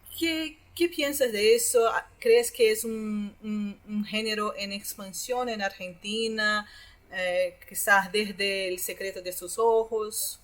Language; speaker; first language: Spanish; non-native, fluent; Portuguese